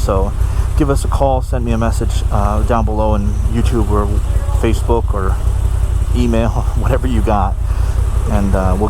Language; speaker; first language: English; native; English